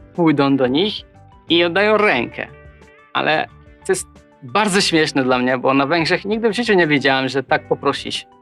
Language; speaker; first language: Polish; non-native, fluent; Hungarian